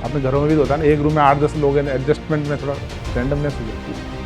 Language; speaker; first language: Hindi; native; Hindi